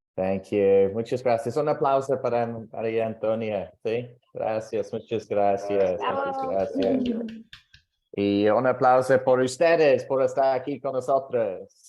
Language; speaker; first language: Spanish; non-native, fluent; English